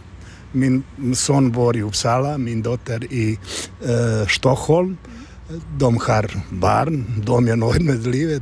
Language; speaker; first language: Swedish; non-native, learner; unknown